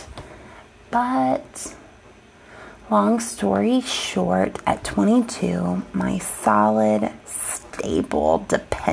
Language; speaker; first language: English; native; English